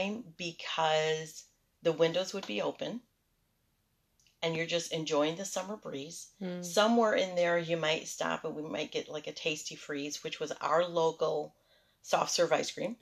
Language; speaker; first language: English; early bilingual, other home language; Spanish